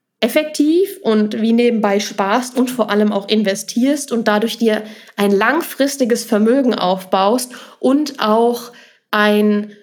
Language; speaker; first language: German; native; German